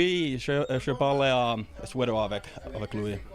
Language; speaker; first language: French; non-native, learner; Swedish